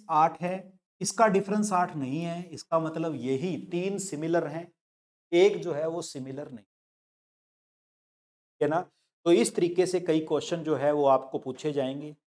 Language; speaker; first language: Hindi; non-native, local second language; Punjabi